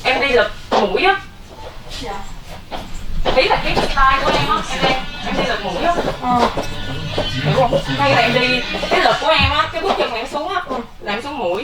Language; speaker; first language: Vietnamese; native; Vietnamese